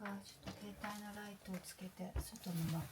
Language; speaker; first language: Japanese; native; Japanese